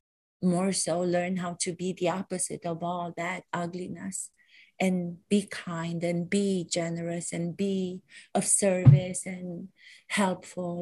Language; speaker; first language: English; non-native, fluent; Romanian